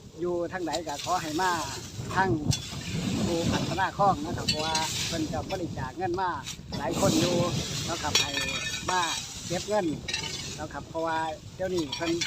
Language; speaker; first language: Thai; non-native, local second language; Northeastern Thai